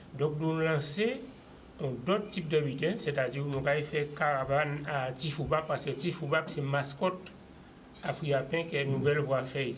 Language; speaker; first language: French; non-native, local second language; Guadeloupean Creole French